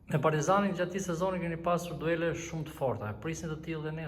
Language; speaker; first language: Albanian; native; Albanian